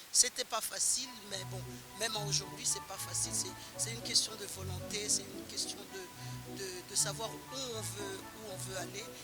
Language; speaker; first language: French; non-native, local second language; Lingala